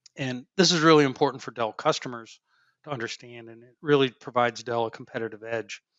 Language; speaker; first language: English; native; English